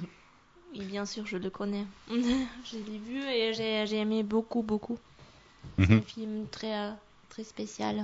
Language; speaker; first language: French; non-native, fluent; German